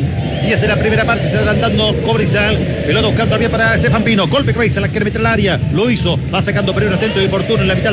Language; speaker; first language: Spanish; native; Spanish